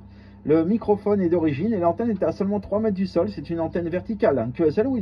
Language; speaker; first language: French; native; French